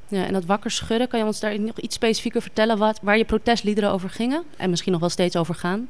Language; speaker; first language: Dutch; native; Dutch